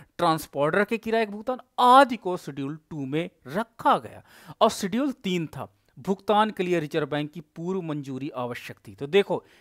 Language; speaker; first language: Hindi; native; Hindi